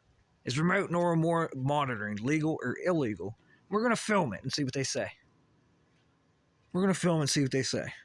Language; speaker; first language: English; native; English